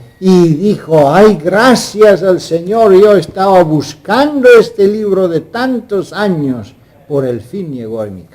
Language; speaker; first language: Spanish; non-native, fluent; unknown